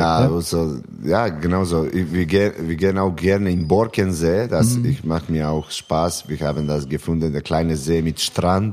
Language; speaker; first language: German; non-native, learner; Serbian